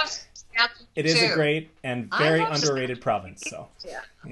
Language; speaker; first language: English; native; English